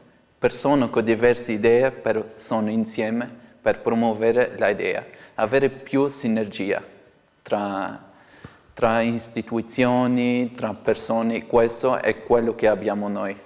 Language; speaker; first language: Italian; non-native, fluent; Portuguese